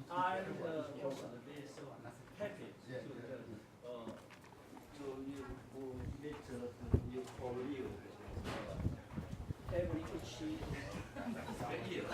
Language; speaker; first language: English; non-native, learner; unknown